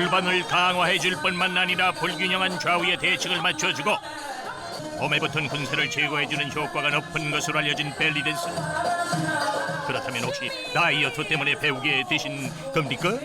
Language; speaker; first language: Korean; native; Korean